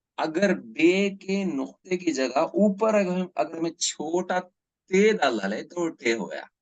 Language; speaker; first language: Hindi; non-native, local second language; Urdu